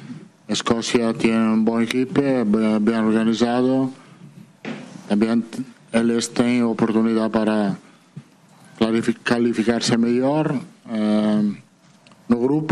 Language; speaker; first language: Portuguese; non-native, fluent; Italian